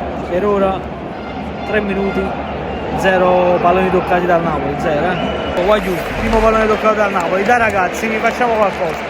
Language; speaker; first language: Italian; native; Italian